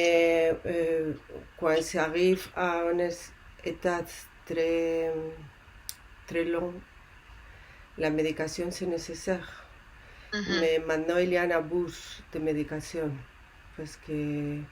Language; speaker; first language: French; non-native, learner; Spanish